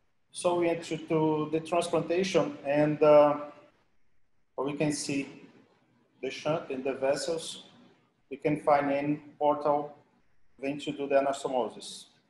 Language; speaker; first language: English; non-native, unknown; Portuguese